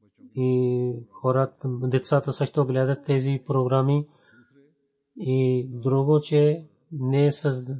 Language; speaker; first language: Bulgarian; non-native, fluent; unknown